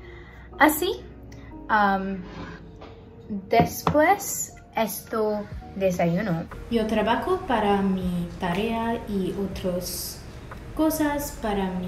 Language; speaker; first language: Spanish; non-native, learner; English